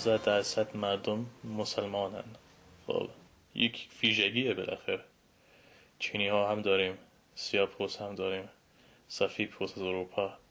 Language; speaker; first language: Persian; non-native, fluent; English